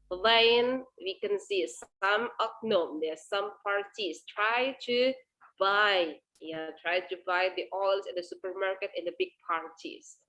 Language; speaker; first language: English; non-native, fluent; Indonesian